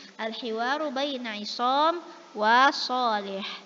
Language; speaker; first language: Arabic; non-native, fluent; Indonesian